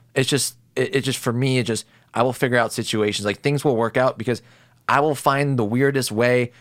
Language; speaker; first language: English; native; English